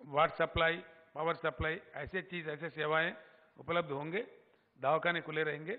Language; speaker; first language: Hindi; non-native, local second language; Telugu